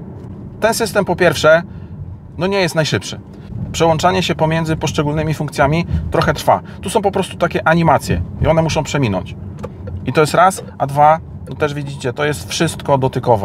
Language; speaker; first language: Polish; native; Polish